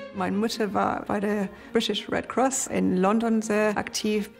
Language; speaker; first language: German; non-native, fluent; English